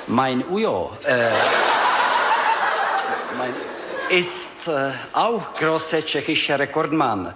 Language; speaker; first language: German; non-native, learner; Czech